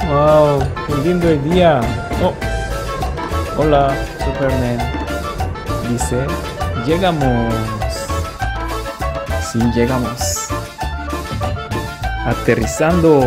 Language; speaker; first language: Spanish; non-native, learner; Korean